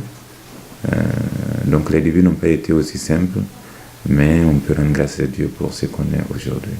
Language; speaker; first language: French; non-native, local second language; Mossi